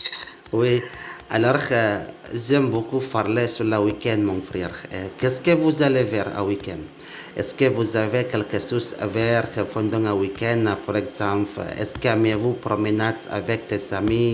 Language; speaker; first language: French; non-native, learner; Indonesian